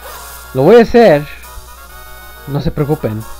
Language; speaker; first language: Spanish; early bilingual, heritage; Spanish